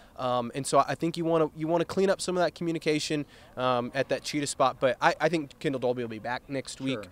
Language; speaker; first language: English; native; English